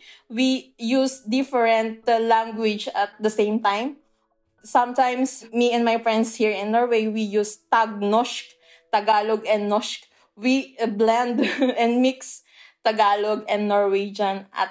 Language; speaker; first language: English; non-native, local second language; Filipino